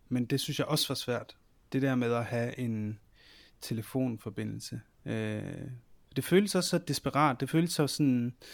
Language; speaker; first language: Danish; native; Danish